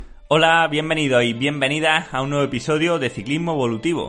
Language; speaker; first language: Spanish; native; Spanish